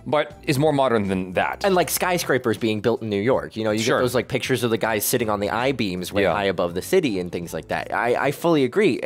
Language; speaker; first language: English; native; English